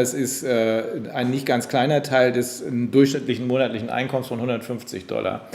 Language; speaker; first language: German; native; German